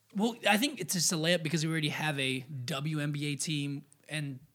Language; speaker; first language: English; early bilingual, other home language; Filipino